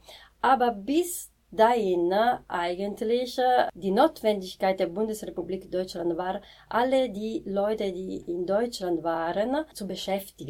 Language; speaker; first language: German; non-native, fluent; Italian